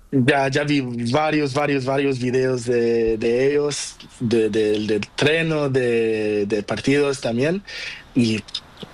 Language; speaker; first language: Spanish; non-native, learner; Portuguese